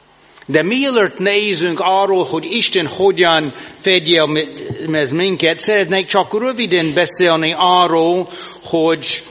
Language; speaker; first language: Hungarian; non-native, learner; English